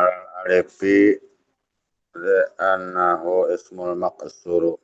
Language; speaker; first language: Arabic; non-native, learner; Indonesian